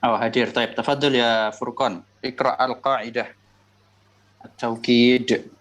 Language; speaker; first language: Arabic; non-native, fluent; Indonesian